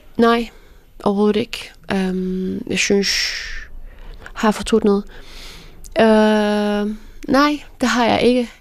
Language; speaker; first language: Danish; early bilingual, other home language; Persian